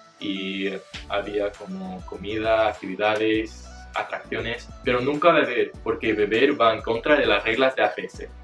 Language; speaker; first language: Spanish; non-native, fluent; English